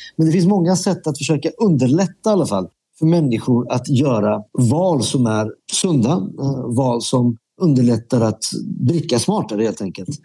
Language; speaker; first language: Swedish; early bilingual, other home language; Persian